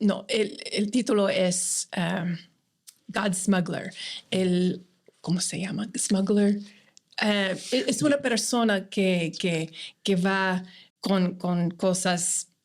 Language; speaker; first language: Spanish; non-native, fluent; English